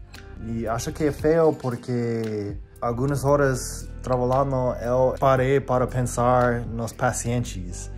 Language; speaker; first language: Portuguese; non-native, fluent; English